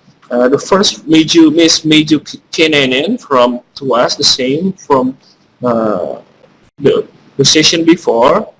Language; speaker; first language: English; non-native, fluent; Indonesian